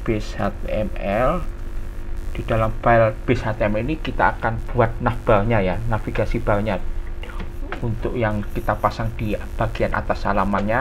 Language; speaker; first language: Indonesian; native; Indonesian